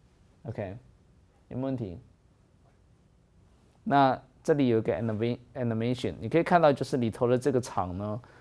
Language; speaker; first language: Chinese; native; Chinese